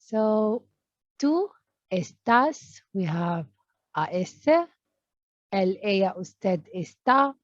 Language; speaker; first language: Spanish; non-native, learner; Arabic